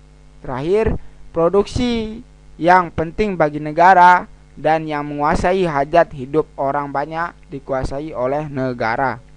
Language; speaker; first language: Indonesian; native; Indonesian